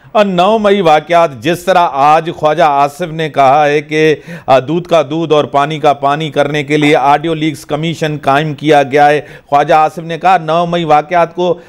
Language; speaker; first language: Urdu; non-native, local second language; Sindhi